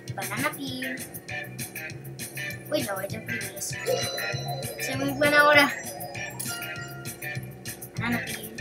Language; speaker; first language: Spanish; early bilingual, heritage; Spanish